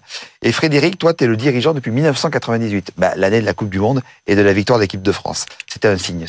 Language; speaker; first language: French; native; French